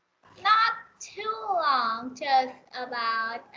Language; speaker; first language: English; non-native, learner; Vietnamese